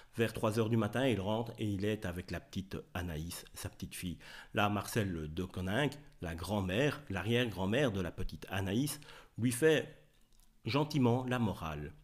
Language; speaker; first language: French; native; French